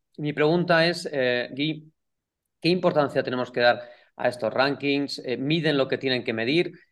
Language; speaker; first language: Spanish; native; Spanish